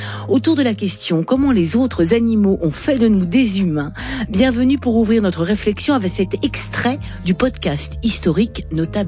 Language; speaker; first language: French; native; French